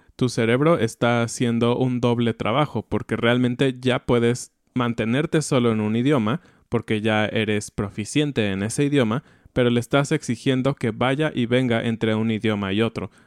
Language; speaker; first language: Spanish; native; Spanish